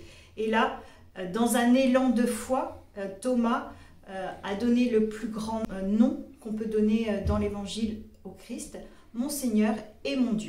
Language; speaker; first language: French; native; French